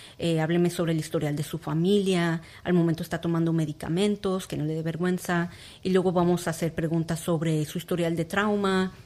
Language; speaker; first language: Spanish; early bilingual, heritage; Spanish